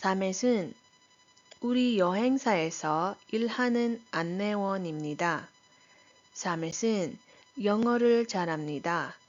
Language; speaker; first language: Korean; non-native, fluent; Iloko